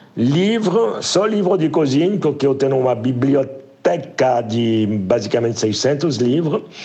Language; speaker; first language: Portuguese; non-native, fluent; French